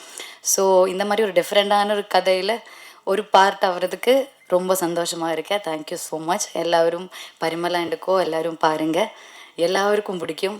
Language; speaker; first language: Tamil; non-native, learner; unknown